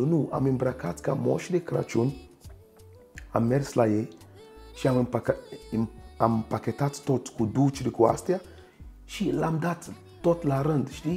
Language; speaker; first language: Romanian; non-native, fluent; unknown